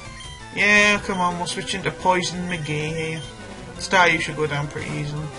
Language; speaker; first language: English; native; English